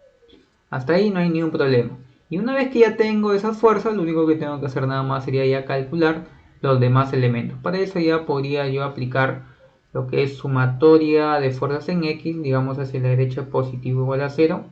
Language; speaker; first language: Spanish; native; Spanish